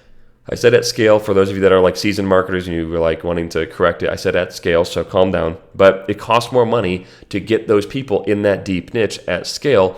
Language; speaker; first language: English; native; English